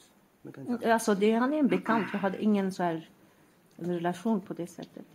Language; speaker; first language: Swedish; non-native, fluent; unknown